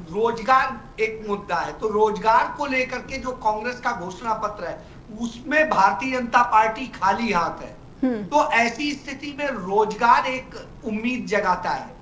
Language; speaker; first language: Hindi; native; Hindi